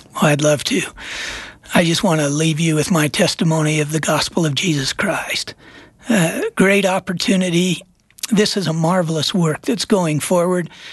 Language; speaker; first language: English; native; English